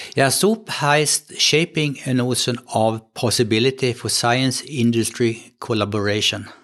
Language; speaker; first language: German; non-native, fluent; Swedish